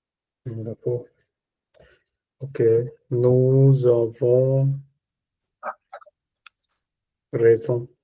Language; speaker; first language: French; non-native, learner; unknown